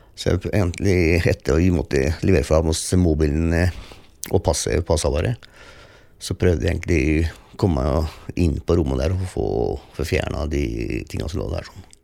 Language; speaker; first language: Norwegian; early bilingual, other home language; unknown